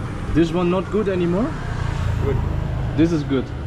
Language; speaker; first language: English; non-native, fluent; German